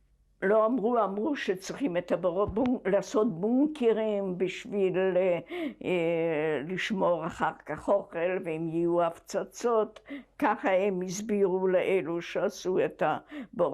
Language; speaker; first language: Hebrew; non-native, fluent; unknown